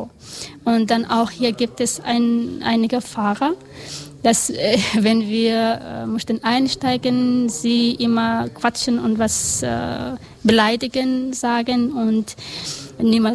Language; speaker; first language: German; non-native, learner; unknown